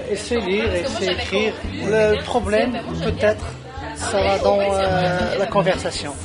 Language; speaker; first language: French; non-native, local second language; Arabic